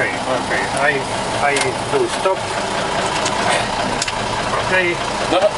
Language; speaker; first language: English; non-native, learner; Polish